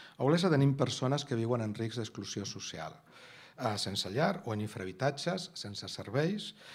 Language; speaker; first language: Catalan; non-native, local second language; Spanish